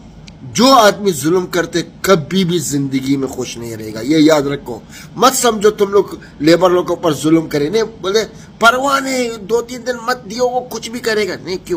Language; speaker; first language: Hindi; non-native, fluent; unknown